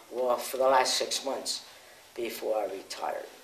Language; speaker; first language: English; native; English